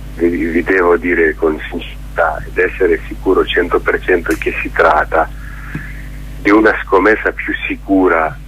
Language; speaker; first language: Italian; non-native, fluent; Greek